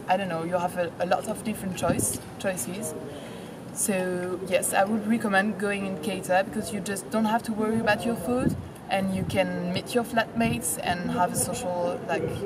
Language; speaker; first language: English; non-native, fluent; French